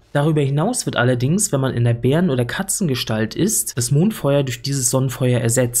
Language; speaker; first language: German; native; German